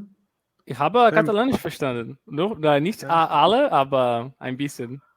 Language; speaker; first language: German; non-native, learner; Portuguese